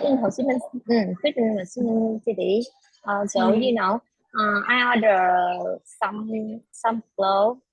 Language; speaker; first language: English; non-native, learner; Vietnamese